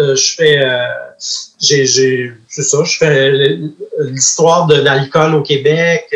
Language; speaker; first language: French; native; French